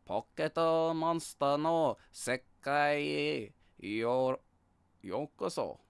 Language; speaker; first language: Japanese; non-native, learner; English